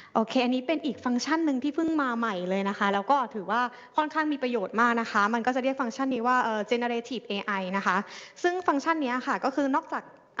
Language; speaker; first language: Thai; native; Thai